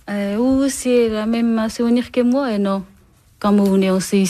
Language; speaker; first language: French; non-native, learner; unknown